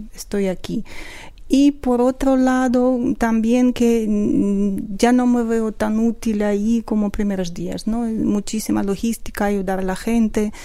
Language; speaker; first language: Spanish; non-native, fluent; Ukrainian